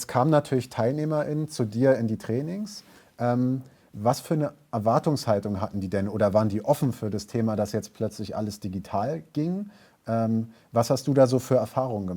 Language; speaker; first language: German; native; German